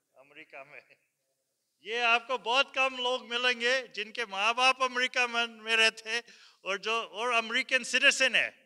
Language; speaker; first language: Hindi; early bilingual, heritage; Hindi